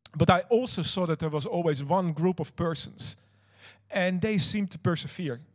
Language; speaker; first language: English; non-native, fluent; Dutch